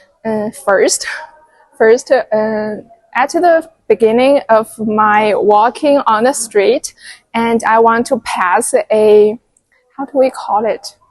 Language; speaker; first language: English; non-native, fluent; Chinese